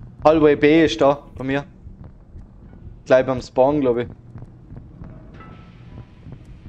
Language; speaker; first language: German; native; German